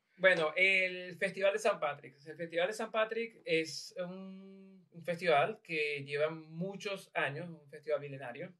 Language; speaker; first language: Spanish; native; Spanish